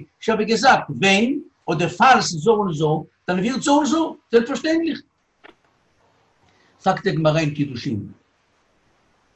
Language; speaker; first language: German; non-native, learner; Hebrew